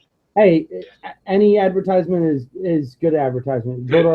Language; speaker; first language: English; native; English